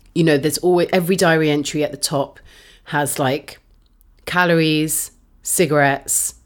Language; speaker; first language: English; native; English